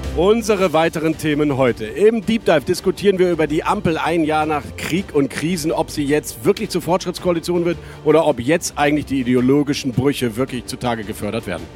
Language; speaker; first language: German; native; German